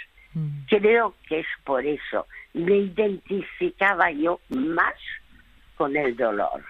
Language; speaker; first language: Spanish; early bilingual, other home language; French